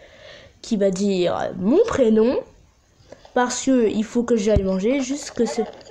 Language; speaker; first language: French; native; French